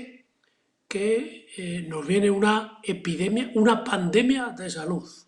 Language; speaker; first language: Spanish; native; Spanish